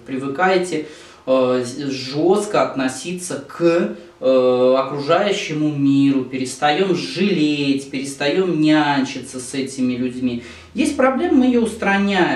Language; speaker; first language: Russian; native; Russian